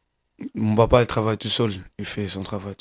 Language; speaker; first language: French; non-native, learner; Kabuverdianu